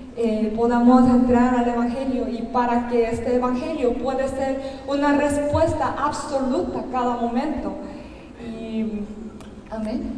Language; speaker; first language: Spanish; non-native, learner; Korean